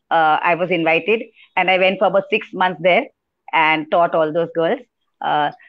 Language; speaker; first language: Hindi; non-native, local second language; Gujarati